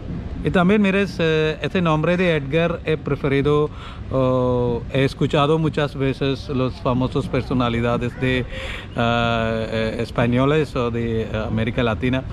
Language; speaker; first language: Spanish; non-native, learner; Malayalam